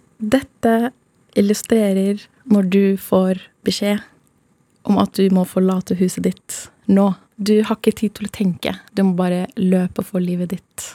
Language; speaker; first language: Norwegian; non-native, fluent; Arabic